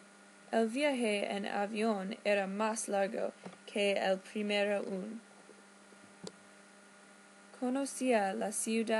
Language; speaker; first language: Spanish; non-native, learner; English